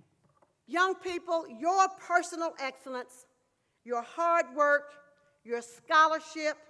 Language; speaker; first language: English; native; English